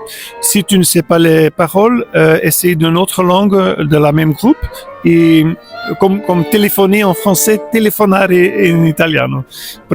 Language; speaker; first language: French; non-native, local second language; Dutch